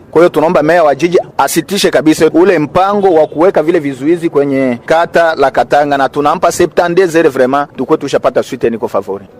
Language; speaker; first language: Swahili; native; Swahili